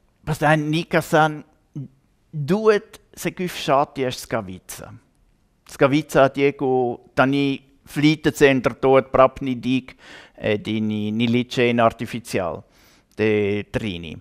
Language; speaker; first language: Albanian; non-native, learner; German